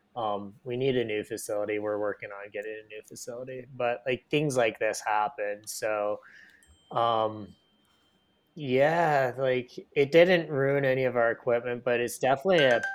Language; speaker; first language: English; native; English